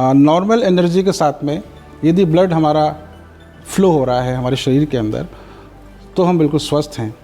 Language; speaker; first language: Hindi; native; Hindi